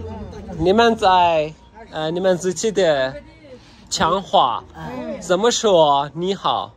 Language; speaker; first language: Chinese; non-native, learner; Turkish